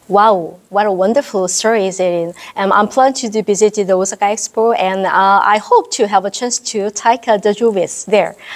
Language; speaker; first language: English; non-native, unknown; Korean